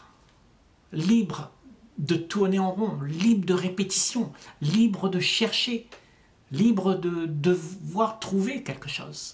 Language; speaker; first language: French; native; French